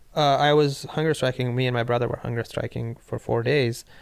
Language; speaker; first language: English; non-native, local second language; Pashto